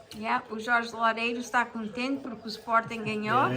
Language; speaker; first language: Portuguese; early bilingual, other home language; English